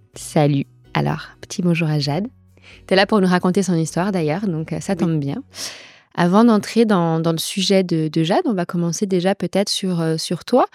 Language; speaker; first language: French; native; French